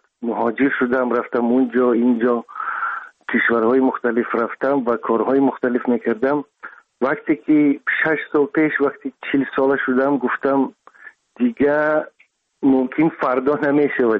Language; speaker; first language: Persian; non-native, local second language; Russian